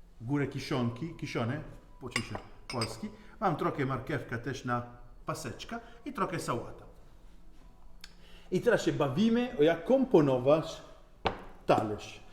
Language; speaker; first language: Polish; non-native, learner; Italian